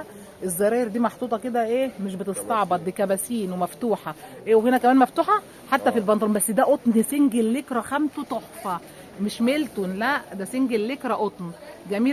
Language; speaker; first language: Arabic; native; Arabic